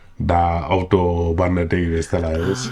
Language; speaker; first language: Basque; non-native, learner; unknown